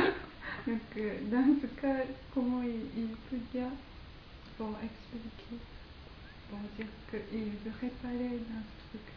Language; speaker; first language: French; non-native, learner; Japanese